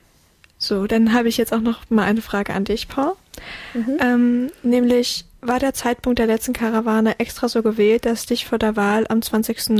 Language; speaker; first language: German; native; German